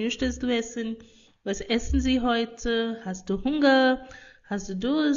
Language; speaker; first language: German; non-native, fluent; Hindi